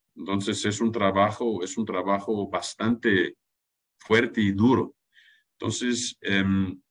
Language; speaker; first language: Spanish; non-native, fluent; German